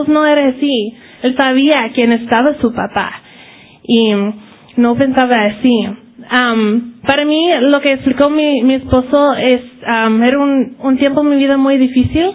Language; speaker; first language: Spanish; early bilingual, heritage; Spanish